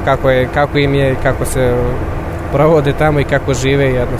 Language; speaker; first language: Croatian; native; Croatian